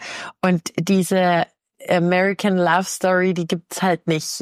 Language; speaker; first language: German; native; German